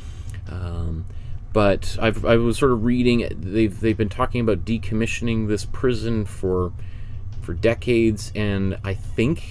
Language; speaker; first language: English; native; English